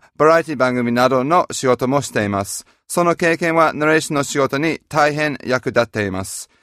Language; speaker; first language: Japanese; non-native, fluent; English